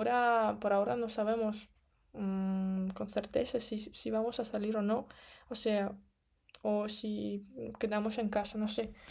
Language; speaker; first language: Spanish; non-native, fluent; Russian